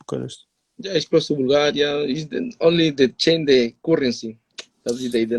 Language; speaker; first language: English; non-native, learner; Spanish